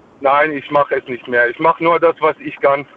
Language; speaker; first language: German; non-native, fluent; Arabic